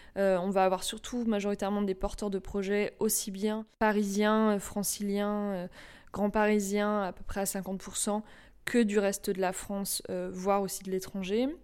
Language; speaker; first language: French; native; French